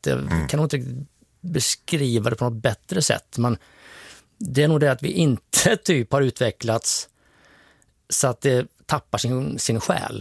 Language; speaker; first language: Swedish; native; Swedish